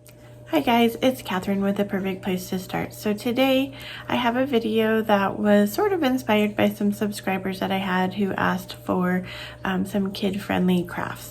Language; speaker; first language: English; native; English